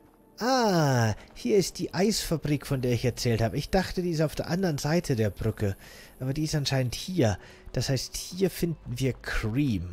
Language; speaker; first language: German; native; German